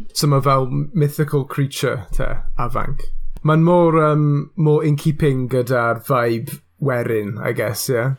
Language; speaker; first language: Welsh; non-native, local second language; English